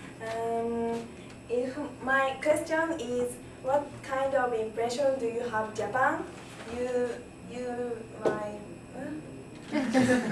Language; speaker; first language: English; non-native, learner; Japanese